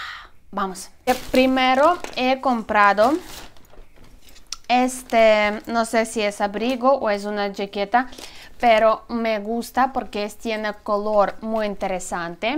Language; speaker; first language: Spanish; non-native, learner; Ukrainian